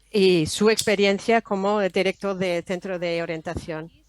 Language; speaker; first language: Spanish; non-native, fluent; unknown